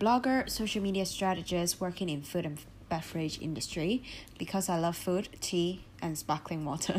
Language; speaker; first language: English; non-native, local second language; Cantonese